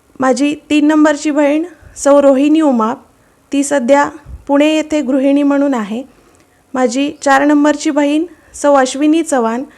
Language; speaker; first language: Marathi; native; Marathi